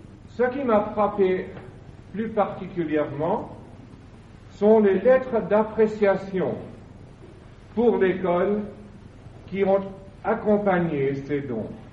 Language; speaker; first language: French; non-native, fluent; English